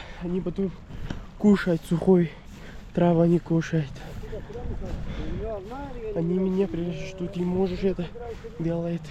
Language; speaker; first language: Russian; non-native, learner; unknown